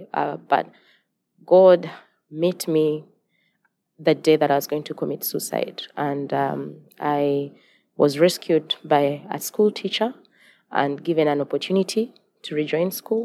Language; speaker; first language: English; non-native, local second language; Ganda